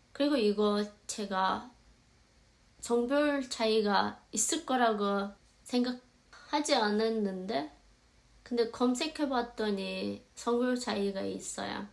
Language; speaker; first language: Korean; non-native, fluent; Azerbaijani